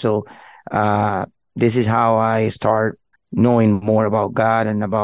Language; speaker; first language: English; non-native, fluent; Spanish